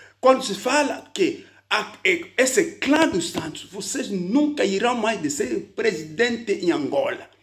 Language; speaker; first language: Portuguese; native; Portuguese